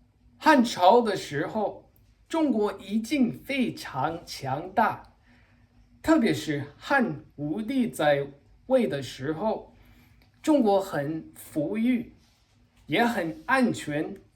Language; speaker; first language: Chinese; non-native, learner; English